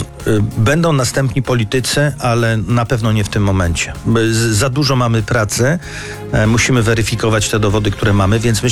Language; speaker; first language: Polish; native; Polish